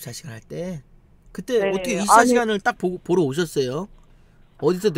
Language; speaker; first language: Korean; native; Korean